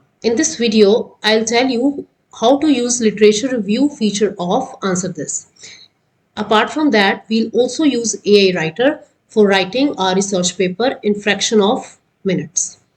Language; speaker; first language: English; non-native, local second language; Hindi